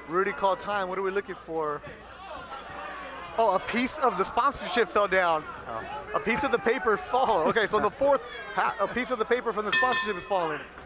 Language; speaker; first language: English; early bilingual, other home language; Spanish